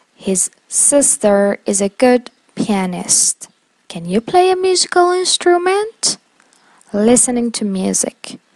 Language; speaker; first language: English; non-native, fluent; Persian